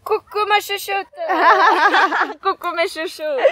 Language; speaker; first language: French; non-native, fluent; Portuguese